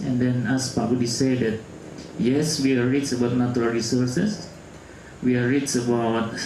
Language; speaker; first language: English; non-native, local second language; Indonesian